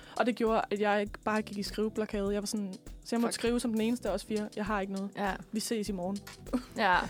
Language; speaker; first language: Danish; native; Danish